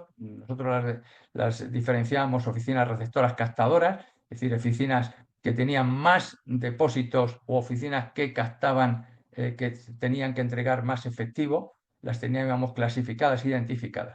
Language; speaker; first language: Spanish; native; Spanish